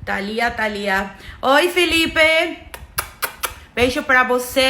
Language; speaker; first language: Portuguese; non-native, fluent; Spanish